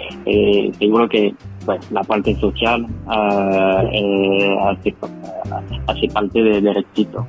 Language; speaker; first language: Spanish; non-native, fluent; French